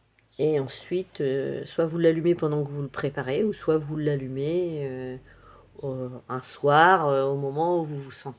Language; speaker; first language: French; native; French